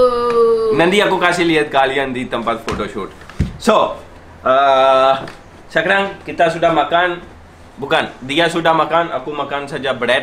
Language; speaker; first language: Indonesian; non-native, learner; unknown